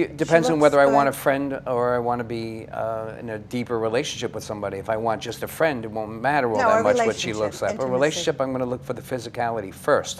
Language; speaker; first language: English; native; English